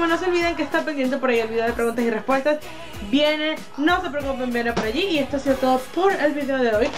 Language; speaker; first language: Spanish; native; Spanish